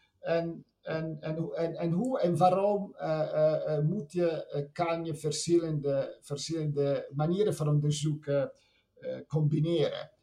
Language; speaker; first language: Dutch; non-native, fluent; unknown